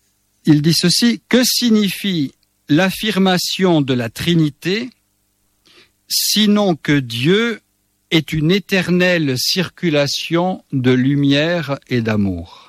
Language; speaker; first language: French; native; French